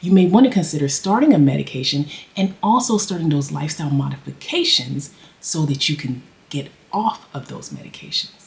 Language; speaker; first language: English; native; English